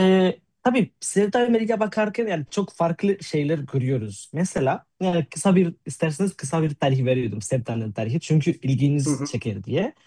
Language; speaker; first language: Turkish; non-native, fluent; Spanish